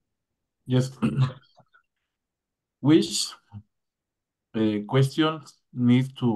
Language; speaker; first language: English; non-native, learner; Spanish